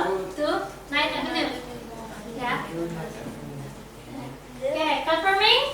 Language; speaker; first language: English; non-native, fluent; Indonesian